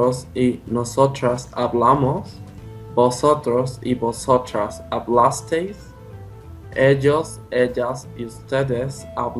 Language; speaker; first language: Spanish; non-native, learner; English